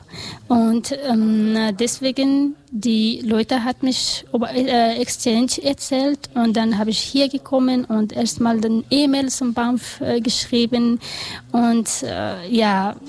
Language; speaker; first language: German; non-native, learner; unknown